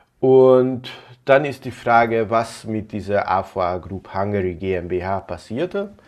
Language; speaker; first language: German; non-native, fluent; Hungarian